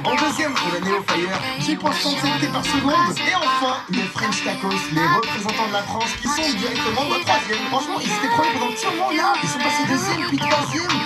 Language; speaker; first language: French; native; French